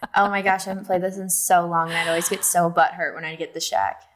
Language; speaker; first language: English; native; English